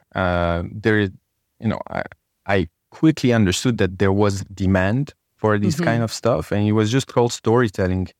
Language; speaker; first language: English; non-native, fluent; French